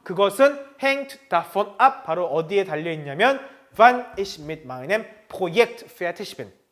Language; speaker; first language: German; non-native, fluent; Korean